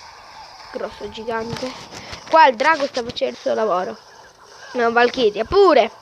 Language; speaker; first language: Italian; native; Italian